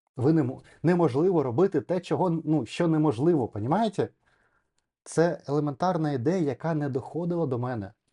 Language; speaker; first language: Ukrainian; non-native, local second language; Russian